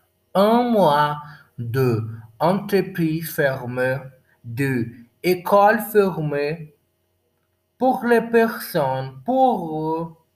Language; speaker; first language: French; non-native, learner; Portuguese